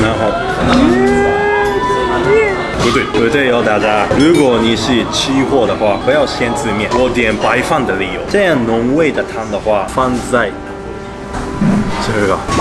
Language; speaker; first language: Chinese; non-native, fluent; Japanese